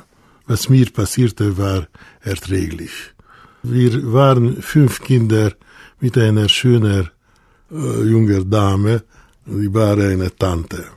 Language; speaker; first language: German; non-native, fluent; Hungarian